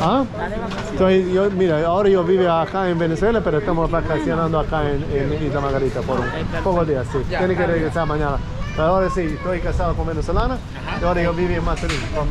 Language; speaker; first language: Spanish; non-native, learner; English